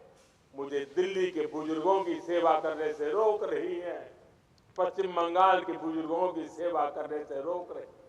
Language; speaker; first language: Hindi; non-native, local second language; Gujarati